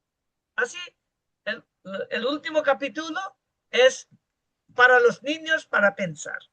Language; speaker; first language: Spanish; non-native, fluent; Bangla